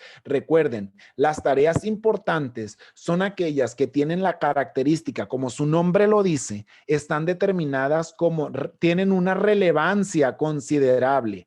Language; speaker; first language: Spanish; native; Spanish